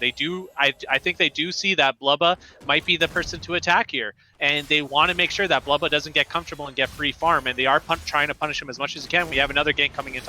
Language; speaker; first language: English; native; English